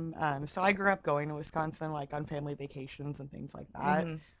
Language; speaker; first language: English; native; English